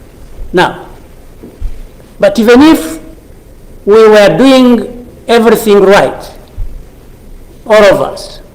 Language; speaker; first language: English; non-native, local second language; Kinyarwanda